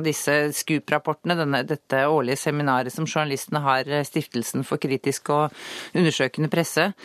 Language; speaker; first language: Norwegian; native; Norwegian